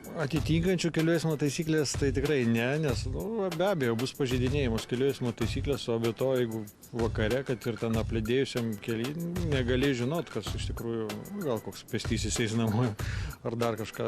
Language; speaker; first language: Lithuanian; native; Lithuanian